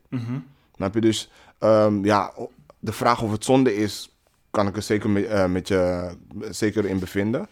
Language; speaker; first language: Dutch; native; Dutch